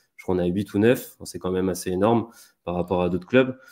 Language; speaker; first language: French; native; French